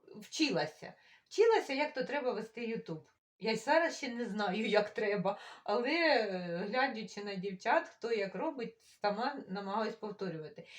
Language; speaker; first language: Ukrainian; non-native, local second language; Russian